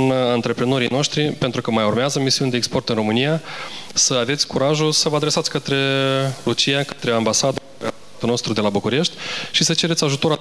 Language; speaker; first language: Romanian; native; Romanian